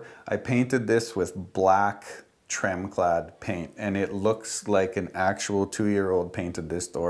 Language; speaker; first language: English; native; English